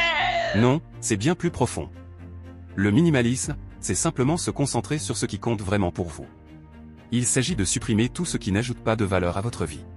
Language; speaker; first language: French; native; French